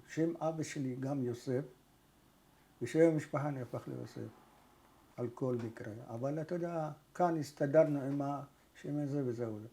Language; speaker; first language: Hebrew; early bilingual, other home language; Arabic